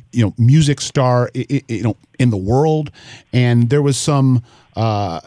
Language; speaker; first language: English; native; English